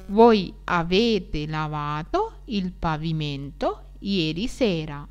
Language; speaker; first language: Italian; non-native, fluent; Sinhala